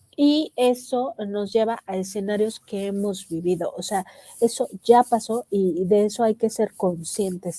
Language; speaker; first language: Spanish; native; Spanish